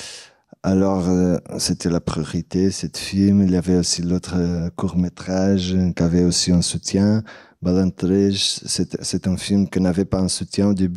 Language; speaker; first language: French; non-native, fluent; Portuguese